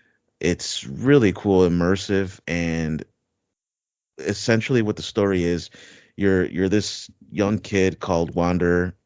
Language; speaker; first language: English; native; English